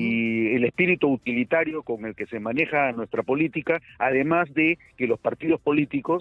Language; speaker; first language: Spanish; native; Spanish